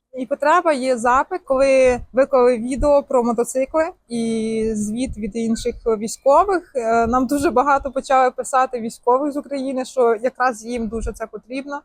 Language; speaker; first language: Ukrainian; native; Ukrainian